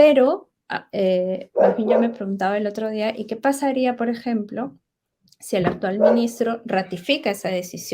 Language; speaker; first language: Spanish; native; Spanish